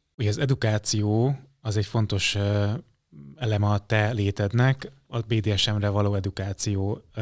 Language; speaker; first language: Hungarian; native; Hungarian